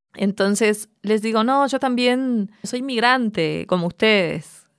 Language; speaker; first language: Spanish; native; Spanish